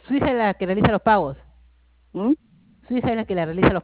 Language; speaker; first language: Spanish; native; Spanish